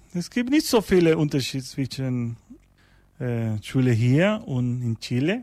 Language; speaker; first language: German; non-native, learner; Spanish